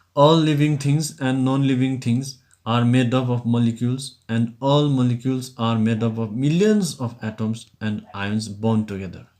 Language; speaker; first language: English; non-native, local second language; Nepali